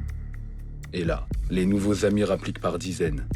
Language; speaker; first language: French; native; French